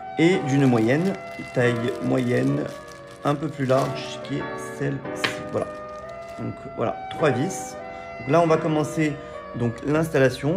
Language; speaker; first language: French; native; French